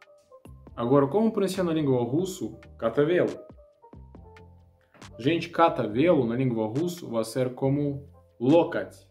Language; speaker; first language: Portuguese; non-native, learner; Russian